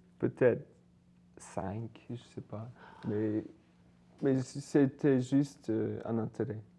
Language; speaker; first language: French; non-native, fluent; Swedish